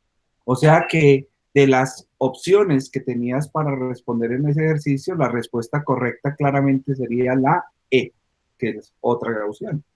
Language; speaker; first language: Spanish; native; Spanish